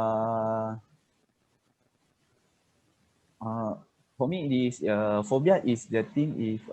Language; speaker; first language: English; non-native, learner; Malay